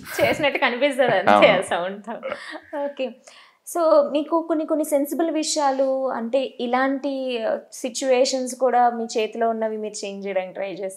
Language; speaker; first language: Telugu; native; Telugu